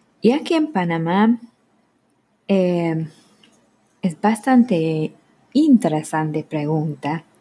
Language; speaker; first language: Spanish; non-native, learner; Hungarian